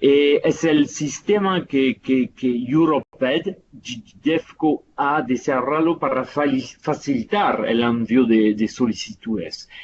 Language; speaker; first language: Spanish; non-native, fluent; Italian